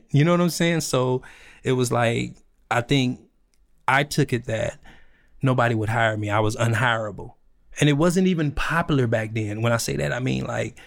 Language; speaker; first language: English; native; English